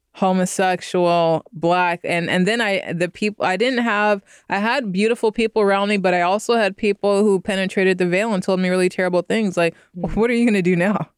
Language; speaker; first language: English; native; English